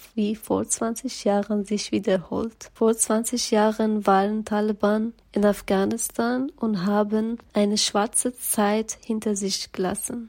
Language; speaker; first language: German; non-native, fluent; Persian